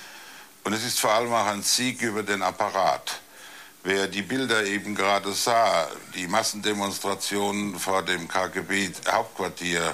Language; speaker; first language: German; native; German